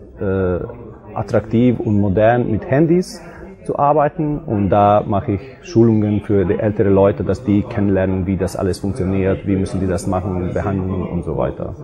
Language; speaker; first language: German; non-native, local second language; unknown